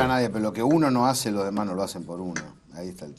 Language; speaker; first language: Spanish; native; Spanish